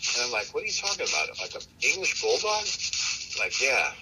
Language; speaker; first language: English; native; English